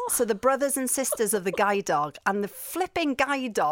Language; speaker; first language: English; non-native, local second language; Welsh